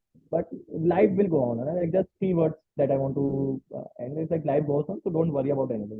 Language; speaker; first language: English; non-native, local second language; Hindi